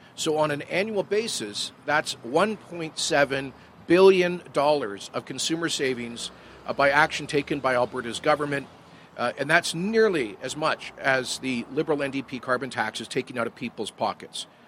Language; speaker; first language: English; native; English